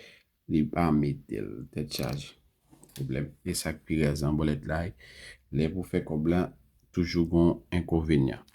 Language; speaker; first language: French; non-native, learner; Haitian Creole